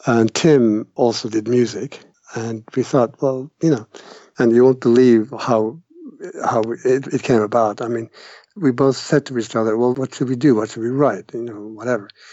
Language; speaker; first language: English; non-native, fluent; Norwegian